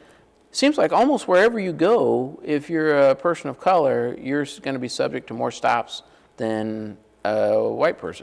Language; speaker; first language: English; native; English